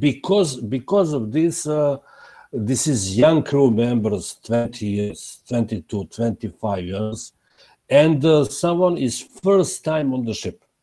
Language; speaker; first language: English; non-native, learner; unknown